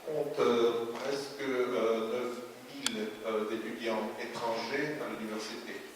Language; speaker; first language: French; non-native, fluent; Russian